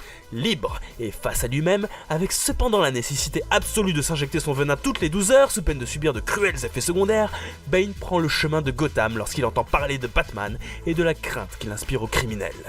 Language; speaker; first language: French; native; French